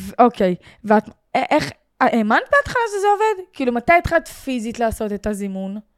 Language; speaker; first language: Hebrew; native; Hebrew